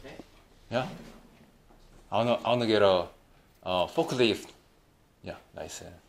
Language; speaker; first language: English; non-native, learner; Korean